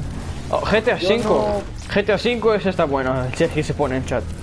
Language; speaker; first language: Spanish; non-native, learner; English